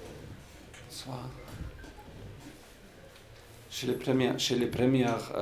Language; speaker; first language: French; non-native, fluent; German